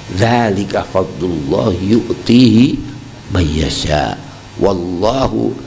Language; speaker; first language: Indonesian; non-native, local second language; Javanese